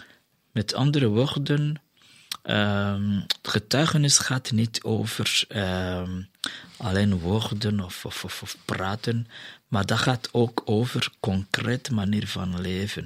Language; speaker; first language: Dutch; non-native, fluent; Kinyarwanda